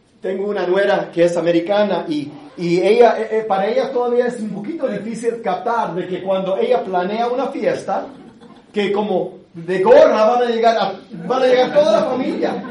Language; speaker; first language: Spanish; early bilingual, heritage; English